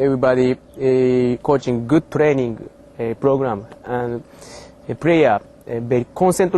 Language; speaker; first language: English; non-native, learner; Japanese